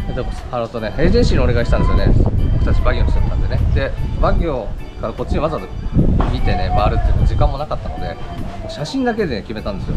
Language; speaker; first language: Japanese; native; Japanese